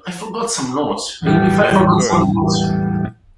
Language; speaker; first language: English; non-native, learner; Italian